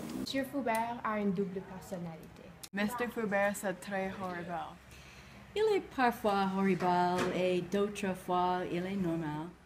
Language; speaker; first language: French; non-native, learner; English